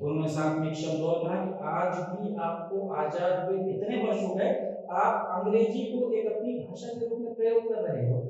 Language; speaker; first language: Hindi; native; Hindi